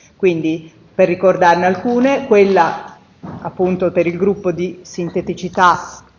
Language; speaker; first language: Italian; native; Italian